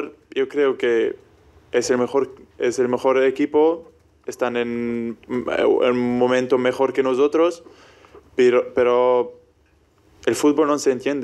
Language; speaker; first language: Spanish; non-native, fluent; German